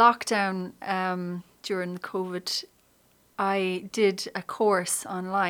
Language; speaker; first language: English; native; English